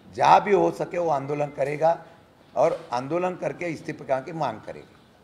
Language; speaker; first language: Hindi; non-native, local second language; Marathi